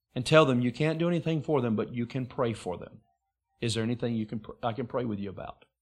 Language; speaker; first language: English; native; English